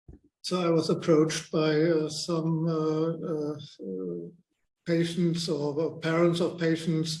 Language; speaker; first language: English; non-native, fluent; German